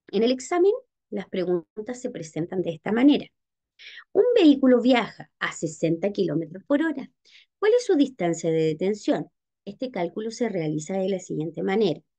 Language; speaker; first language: Spanish; native; Spanish